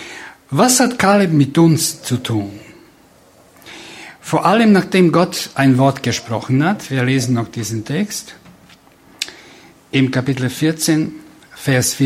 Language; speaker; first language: German; non-native, fluent; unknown